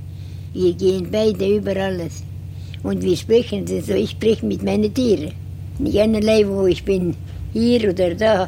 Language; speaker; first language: German; non-native, learner; Estonian